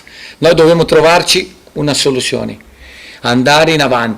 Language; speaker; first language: Italian; non-native, fluent; Portuguese